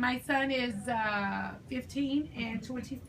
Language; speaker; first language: English; native; English